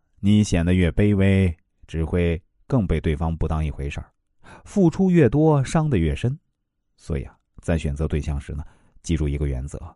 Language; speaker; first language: Chinese; native; Chinese